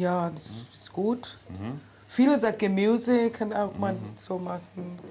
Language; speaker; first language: German; non-native, learner; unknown